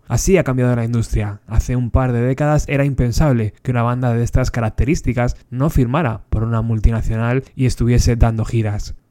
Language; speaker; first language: Spanish; native; Spanish